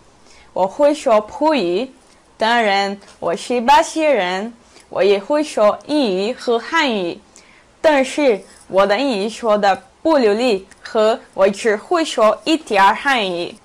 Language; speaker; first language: Chinese; non-native, learner; Portuguese